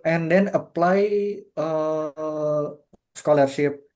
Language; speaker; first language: English; non-native, fluent; Indonesian